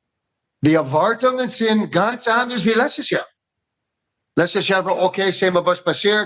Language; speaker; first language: German; non-native, learner; English